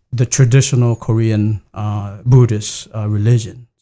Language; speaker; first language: English; non-native, fluent; Korean